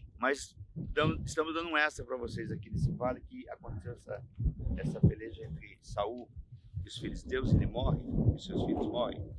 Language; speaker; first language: Portuguese; native; Portuguese